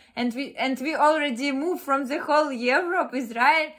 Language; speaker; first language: English; non-native, fluent; Ukrainian